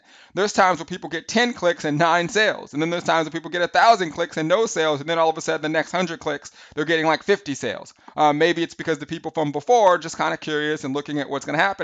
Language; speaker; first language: English; native; English